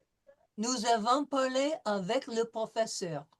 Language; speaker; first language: French; non-native, fluent; English